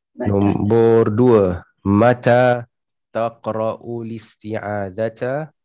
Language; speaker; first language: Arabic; non-native, fluent; Malay